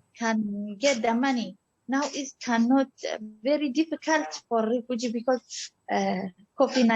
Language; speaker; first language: English; non-native, learner; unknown